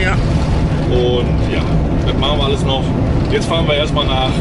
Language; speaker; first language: German; native; German